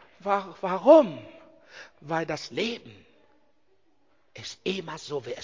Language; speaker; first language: German; non-native, learner; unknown